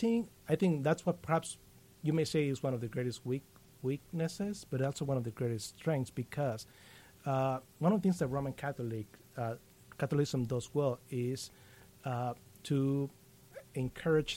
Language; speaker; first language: English; non-native, fluent; Spanish